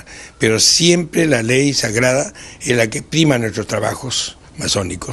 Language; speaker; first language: Spanish; native; Spanish